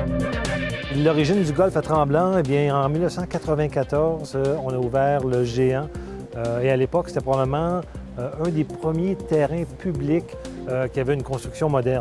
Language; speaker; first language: French; native; French